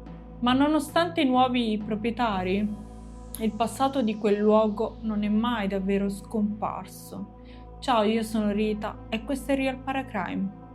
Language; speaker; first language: Italian; native; Italian